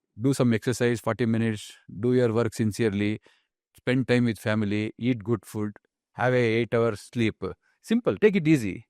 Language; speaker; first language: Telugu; non-native, local second language; Kannada